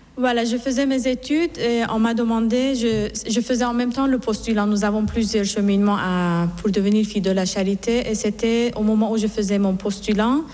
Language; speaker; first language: French; non-native, fluent; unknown